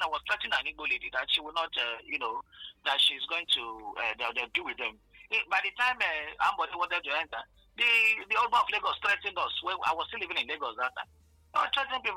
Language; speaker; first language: English; non-native, local second language; Igbo